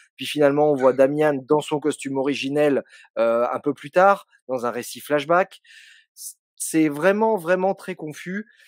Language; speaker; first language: French; native; French